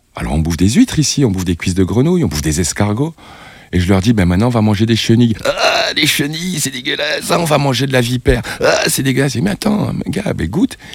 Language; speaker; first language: French; native; French